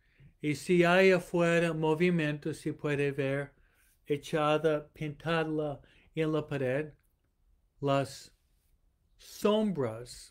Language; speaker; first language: Spanish; non-native, fluent; English